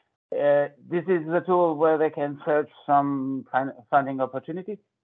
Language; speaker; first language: English; non-native, fluent; Portuguese